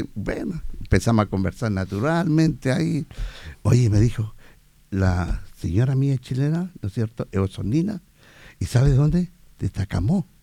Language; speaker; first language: Spanish; native; Spanish